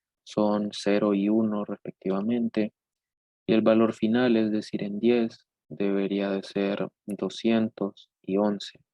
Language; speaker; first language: Spanish; native; Spanish